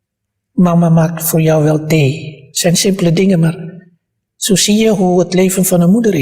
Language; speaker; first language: Dutch; early bilingual, other home language; Malay